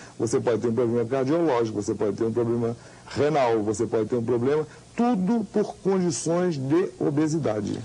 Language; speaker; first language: Portuguese; native; Portuguese